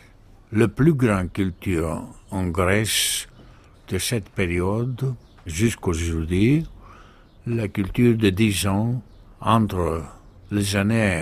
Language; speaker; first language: French; non-native, learner; Greek